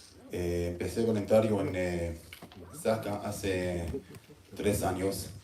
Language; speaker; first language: Spanish; non-native, learner; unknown